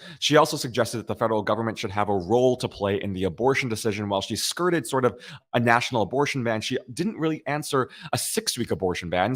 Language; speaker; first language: English; native; English